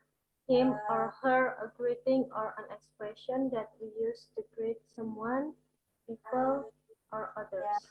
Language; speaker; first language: English; non-native, learner; Indonesian